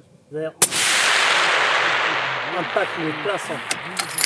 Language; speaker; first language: French; native; French